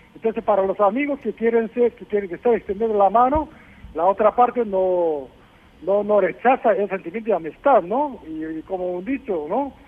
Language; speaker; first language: Spanish; non-native, fluent; Korean